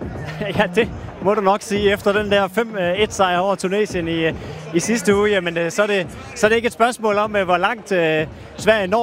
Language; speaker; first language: Danish; native; Danish